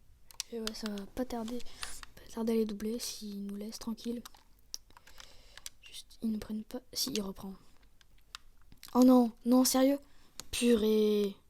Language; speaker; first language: French; native; French